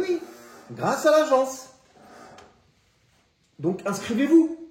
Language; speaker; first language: French; native; French